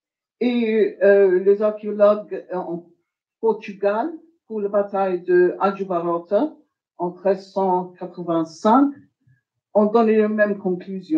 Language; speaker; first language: French; non-native, fluent; English